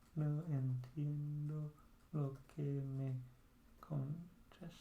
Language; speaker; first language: Spanish; non-native, learner; English